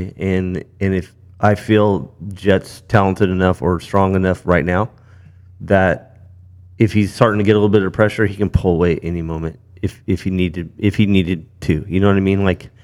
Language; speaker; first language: English; native; English